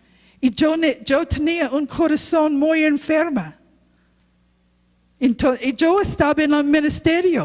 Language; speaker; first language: Spanish; non-native, learner; English